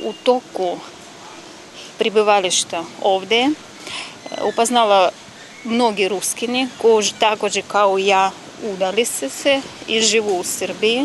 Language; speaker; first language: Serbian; non-native, learner; Russian